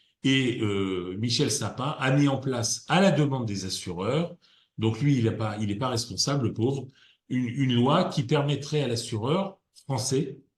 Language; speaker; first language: French; native; French